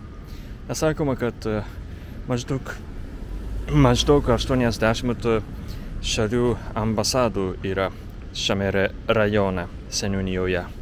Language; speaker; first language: Lithuanian; non-native, fluent; Japanese